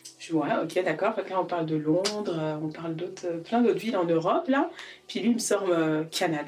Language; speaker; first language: French; native; French